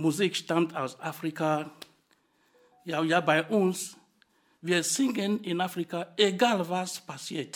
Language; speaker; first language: German; non-native, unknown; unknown